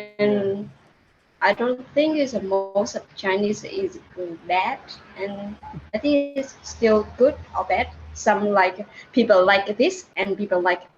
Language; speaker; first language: English; non-native, learner; Vietnamese